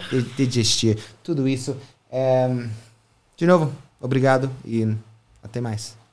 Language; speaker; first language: Portuguese; non-native, fluent; English